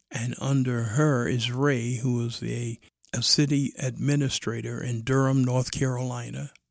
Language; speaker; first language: English; native; English